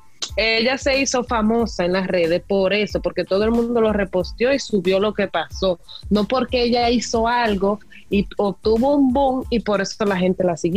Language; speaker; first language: Spanish; native; Spanish